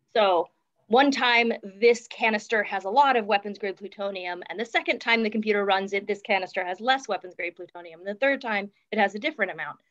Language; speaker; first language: English; native; English